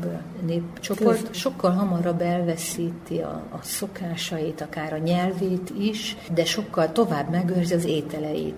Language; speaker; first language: Hungarian; native; Hungarian